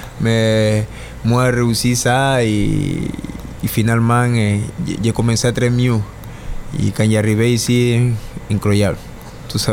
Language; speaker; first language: French; non-native, learner; Spanish